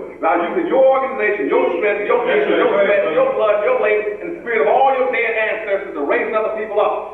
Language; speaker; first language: English; native; English